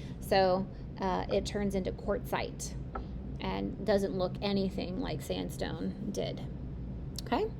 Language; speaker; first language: English; native; English